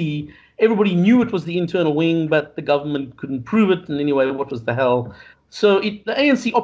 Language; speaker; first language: English; native; English